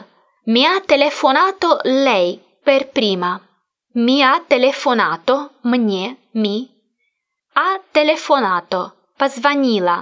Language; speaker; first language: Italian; non-native, fluent; Russian